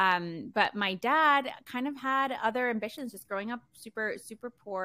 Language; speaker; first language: English; early bilingual, other home language; Spanish